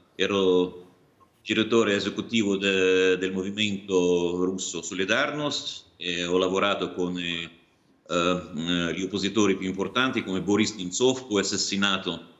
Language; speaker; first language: Italian; non-native, fluent; Russian